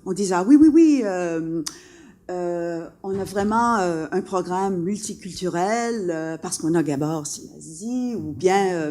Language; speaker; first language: French; non-native, local second language; English